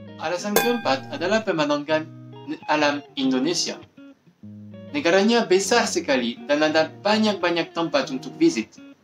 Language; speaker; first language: Indonesian; non-native, learner; French